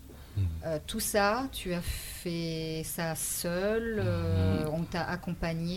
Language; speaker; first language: French; native; French